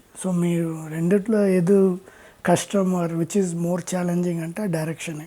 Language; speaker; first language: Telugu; non-native, fluent; Tamil